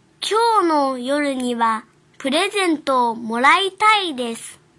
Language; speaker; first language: Japanese; non-native, fluent; Chinese